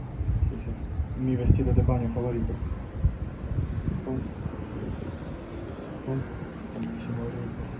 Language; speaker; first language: Spanish; non-native, learner; Russian